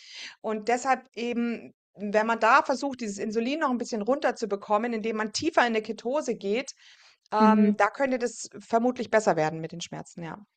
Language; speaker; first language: German; native; German